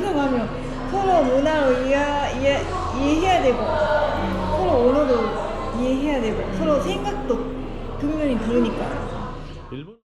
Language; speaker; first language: Korean; non-native, fluent; Japanese